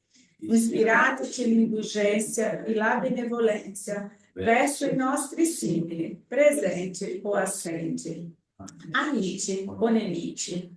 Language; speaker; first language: Italian; non-native, fluent; Portuguese